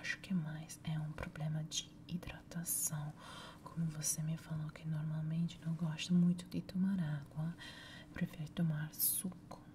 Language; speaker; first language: Portuguese; non-native, fluent; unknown